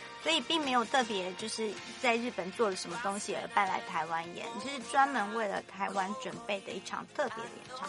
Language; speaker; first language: Chinese; native; Chinese